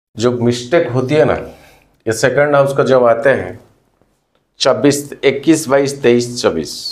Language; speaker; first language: Hindi; non-native, local second language; Odia